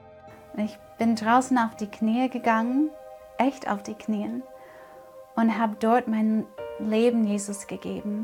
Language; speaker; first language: German; non-native, fluent; English